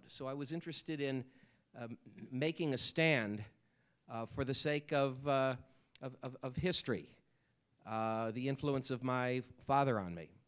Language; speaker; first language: English; native; English